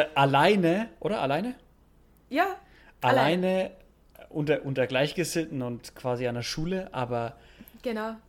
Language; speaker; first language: German; native; German